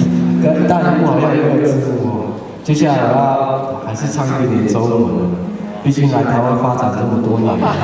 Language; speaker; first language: Chinese; non-native, local second language; Amis